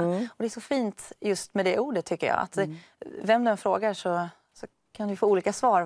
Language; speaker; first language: Swedish; native; Swedish